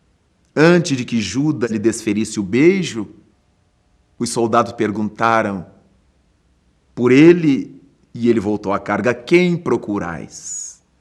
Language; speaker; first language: Portuguese; native; Portuguese